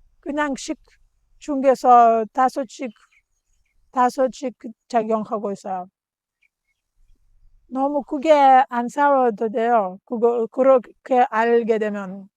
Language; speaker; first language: Korean; non-native, learner; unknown